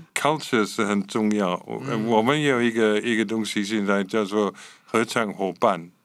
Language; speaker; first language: Chinese; non-native, fluent; English